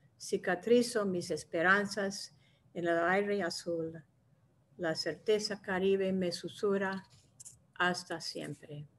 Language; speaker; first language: Spanish; non-native, fluent; English